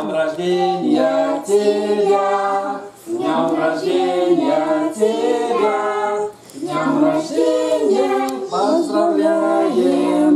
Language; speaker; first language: Russian; native; Russian